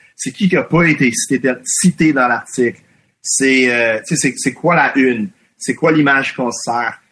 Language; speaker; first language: French; non-native, fluent; English